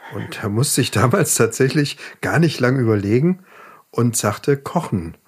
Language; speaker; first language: German; native; German